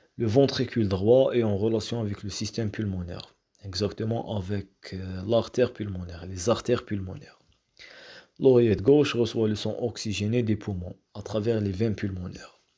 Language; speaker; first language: French; non-native, local second language; Arabic